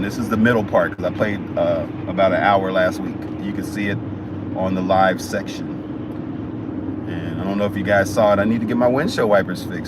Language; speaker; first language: English; native; English